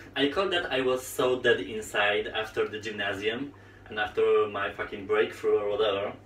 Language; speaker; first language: English; non-native, fluent; Polish